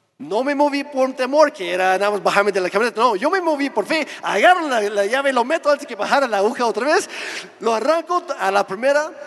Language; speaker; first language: Spanish; non-native, fluent; English